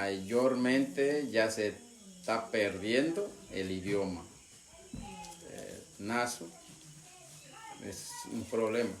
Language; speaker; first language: Spanish; non-native, local second language; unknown